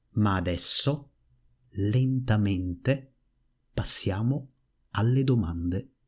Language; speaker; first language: Italian; native; Italian